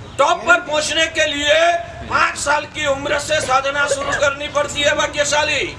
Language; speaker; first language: Hindi; non-native, local second language; Gujarati